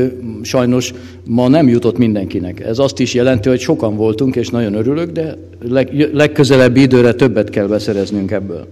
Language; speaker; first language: Hungarian; native; Hungarian